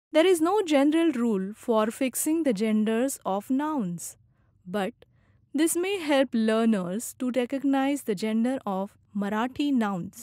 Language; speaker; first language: English; non-native, local second language; Marathi